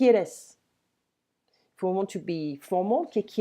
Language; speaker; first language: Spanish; non-native, fluent; French